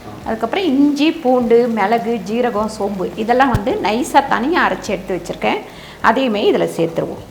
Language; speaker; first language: Tamil; native; Tamil